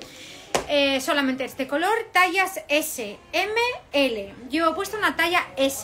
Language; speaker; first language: Spanish; native; Spanish